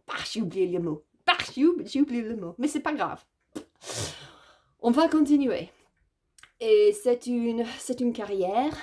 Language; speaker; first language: French; non-native, learner; English